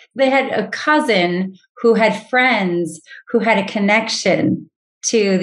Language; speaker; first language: English; native; English